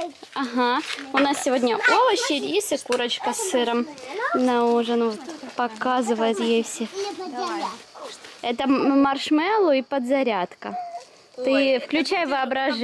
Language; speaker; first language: Russian; native; Russian